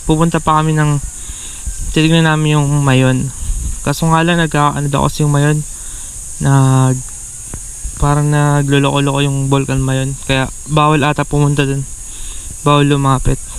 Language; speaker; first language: Filipino; native; Filipino